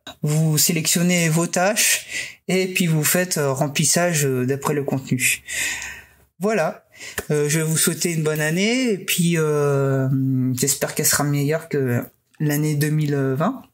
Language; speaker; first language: French; native; French